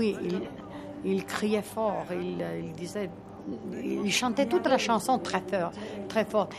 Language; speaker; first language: French; non-native, fluent; Italian